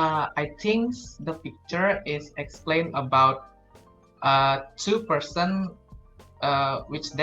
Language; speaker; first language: English; non-native, learner; Indonesian